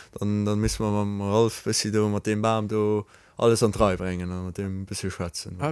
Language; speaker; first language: Luxembourgish; early bilingual, other home language; Polish